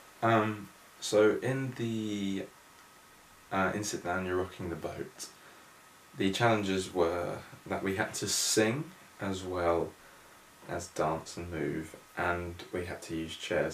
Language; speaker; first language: English; native; English